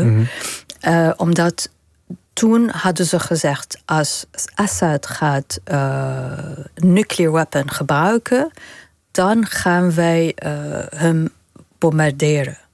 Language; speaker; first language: Dutch; non-native, learner; Arabic